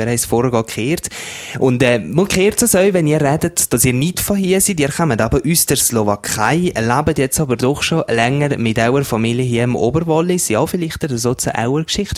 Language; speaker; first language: German; native; German